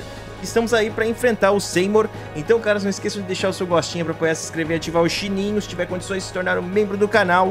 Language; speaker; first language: Portuguese; native; Portuguese